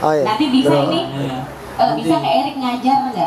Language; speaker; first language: Indonesian; native; Indonesian